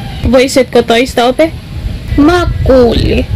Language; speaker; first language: Finnish; non-native, learner; Filipino